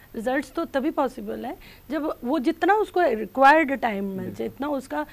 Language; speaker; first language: Hindi; native; Hindi